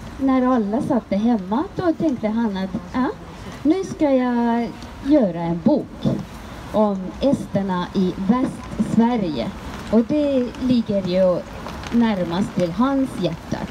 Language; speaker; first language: Swedish; non-native, fluent; Estonian